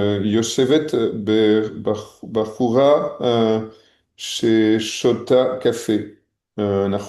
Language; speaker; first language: Hebrew; non-native, learner; French